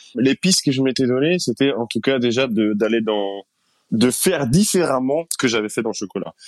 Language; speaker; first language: French; native; French